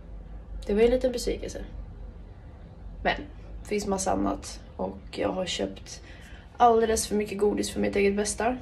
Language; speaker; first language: Swedish; native; Swedish